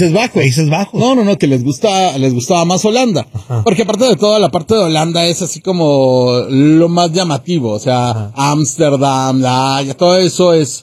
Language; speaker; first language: Spanish; native; Spanish